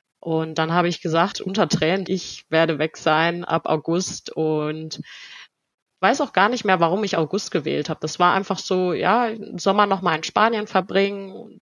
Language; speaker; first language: German; native; German